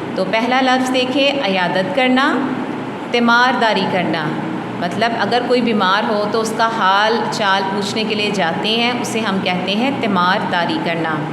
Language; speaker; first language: Hindi; non-native, local second language; Punjabi